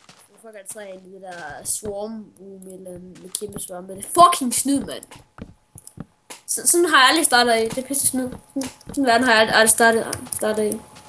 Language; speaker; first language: Danish; native; Danish